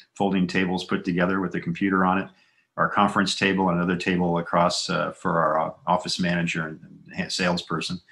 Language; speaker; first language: English; native; English